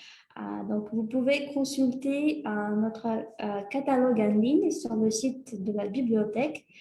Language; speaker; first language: French; non-native, fluent; Russian